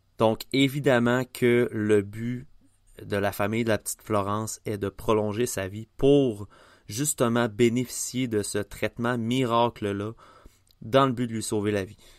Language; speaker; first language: French; native; French